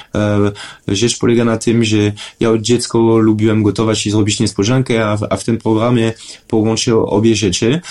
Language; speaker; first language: Polish; non-native, fluent; French